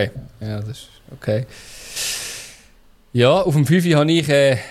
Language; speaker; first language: German; native; German